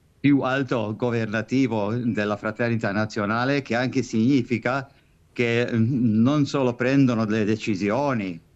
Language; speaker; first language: Italian; non-native, fluent; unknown